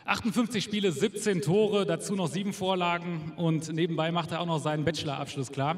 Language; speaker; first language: German; native; German